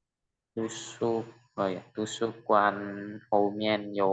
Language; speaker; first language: Chinese; non-native, learner; Indonesian